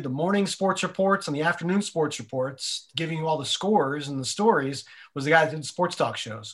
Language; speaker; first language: English; native; English